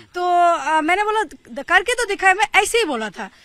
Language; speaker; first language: Hindi; non-native, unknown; Bangla